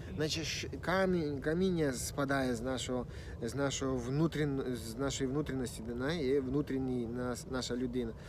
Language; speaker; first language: Ukrainian; non-native, local second language; Russian